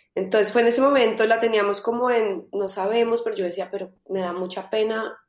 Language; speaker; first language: Spanish; native; Spanish